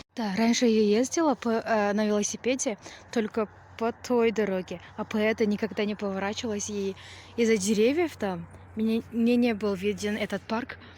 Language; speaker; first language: Russian; non-native, local second language; Kyrgyz